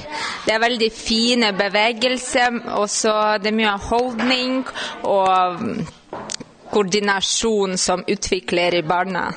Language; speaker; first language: Norwegian; non-native, fluent; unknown